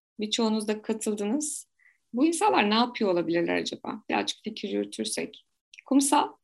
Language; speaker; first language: Turkish; native; Turkish